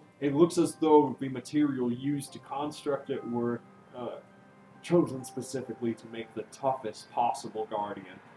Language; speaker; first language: English; native; English